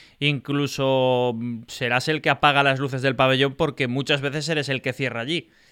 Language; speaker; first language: Spanish; native; Spanish